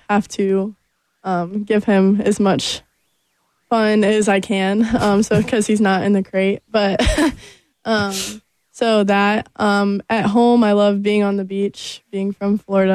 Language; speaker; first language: English; native; English